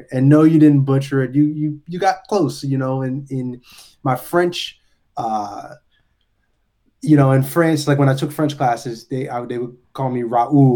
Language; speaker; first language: English; native; English